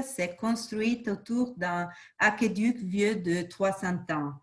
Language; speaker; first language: French; non-native, fluent; Portuguese